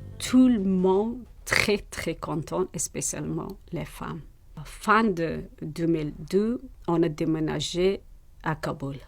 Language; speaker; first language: French; non-native, learner; Persian